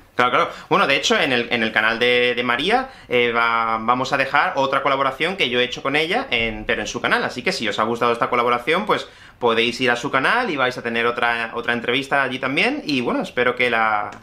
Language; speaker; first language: Spanish; native; Spanish